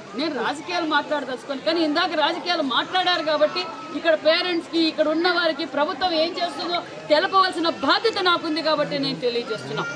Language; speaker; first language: Telugu; native; Telugu